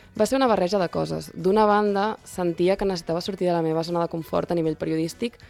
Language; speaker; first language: Catalan; native; Catalan